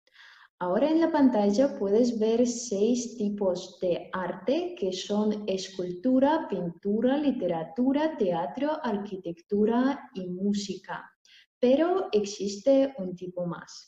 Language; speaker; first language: Spanish; non-native, fluent; Russian